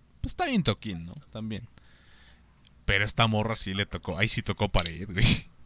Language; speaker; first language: Spanish; native; Spanish